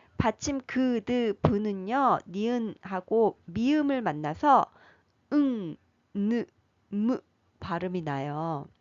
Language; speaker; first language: Korean; native; Korean